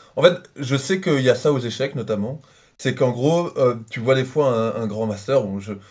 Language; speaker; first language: French; native; French